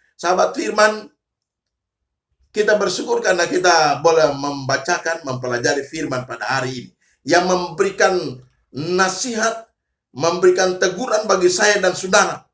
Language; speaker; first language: Indonesian; native; Indonesian